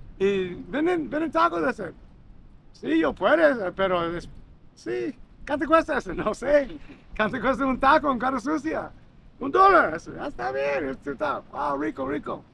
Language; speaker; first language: Spanish; non-native, learner; English